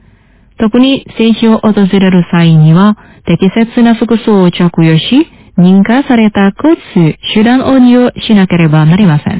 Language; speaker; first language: Japanese; non-native, fluent; Indonesian